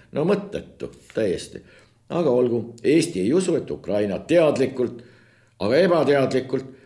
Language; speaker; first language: Estonian; native; Estonian